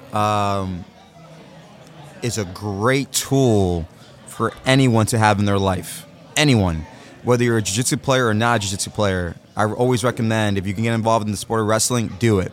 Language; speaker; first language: English; native; English